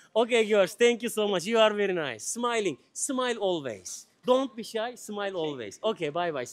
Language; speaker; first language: English; non-native, learner; Turkish